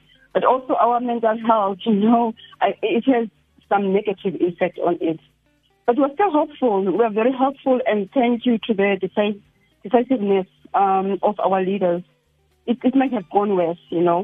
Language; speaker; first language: English; non-native, local second language; Xhosa